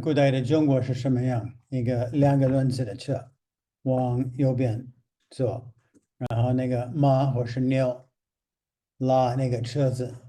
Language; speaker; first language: Chinese; non-native, fluent; English